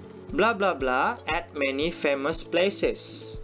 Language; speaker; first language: English; non-native, fluent; Indonesian